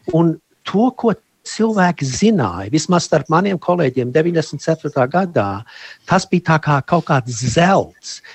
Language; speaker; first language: Latvian; early bilingual, heritage; Latvian